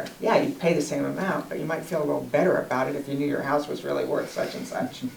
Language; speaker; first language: English; native; English